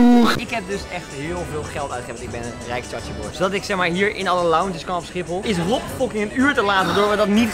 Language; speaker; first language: Dutch; native; Dutch